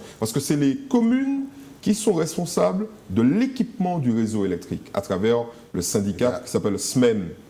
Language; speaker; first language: French; native; French